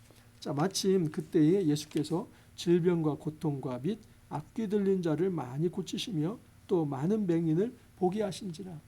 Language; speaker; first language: Korean; native; Korean